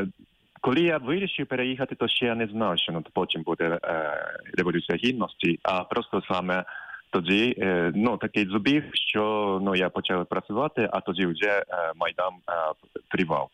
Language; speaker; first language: Ukrainian; non-native, fluent; Japanese